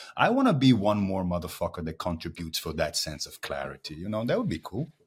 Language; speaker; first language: English; non-native, fluent; Portuguese